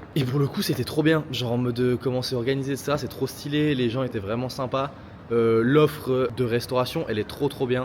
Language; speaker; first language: French; native; French